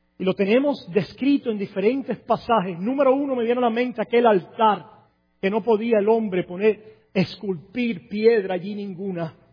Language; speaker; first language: Spanish; native; Spanish